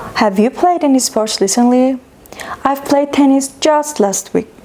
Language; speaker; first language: English; non-native, fluent; Persian